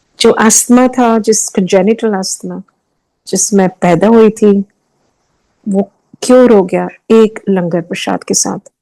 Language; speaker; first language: Hindi; early bilingual, heritage; Hindi